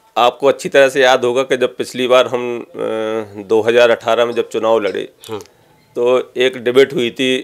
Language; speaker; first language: Hindi; native; Hindi